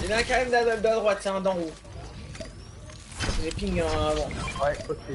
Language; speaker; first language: French; native; French